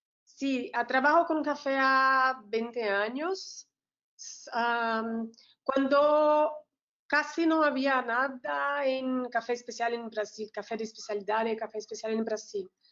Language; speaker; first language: Spanish; non-native, learner; Portuguese